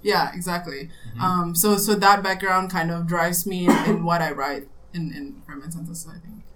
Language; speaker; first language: English; non-native, fluent; Indonesian